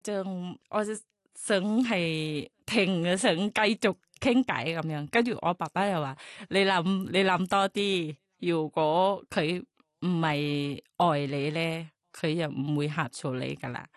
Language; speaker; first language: Chinese; non-native, fluent; Thai